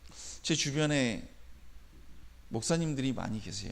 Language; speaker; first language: Korean; native; Korean